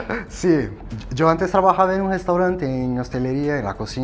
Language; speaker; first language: Spanish; non-native, fluent; Portuguese